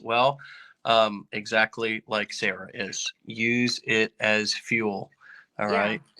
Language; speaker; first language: English; native; English